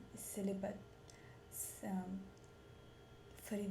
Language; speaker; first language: French; non-native, learner; Russian